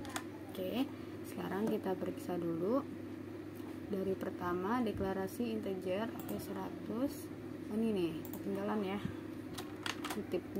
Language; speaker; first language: Indonesian; native; Indonesian